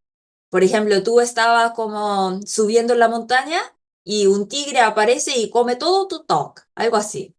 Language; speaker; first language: Spanish; non-native, fluent; Korean